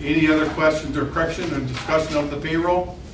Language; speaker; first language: English; native; English